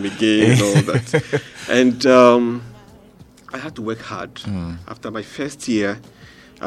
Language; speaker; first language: English; non-native, local second language; Ewe